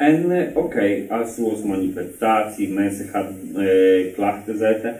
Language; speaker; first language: Dutch; non-native, learner; Polish